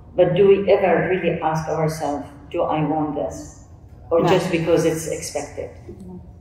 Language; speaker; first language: English; non-native, fluent; Arabic